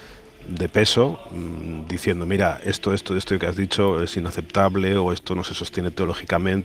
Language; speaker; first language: Spanish; native; Spanish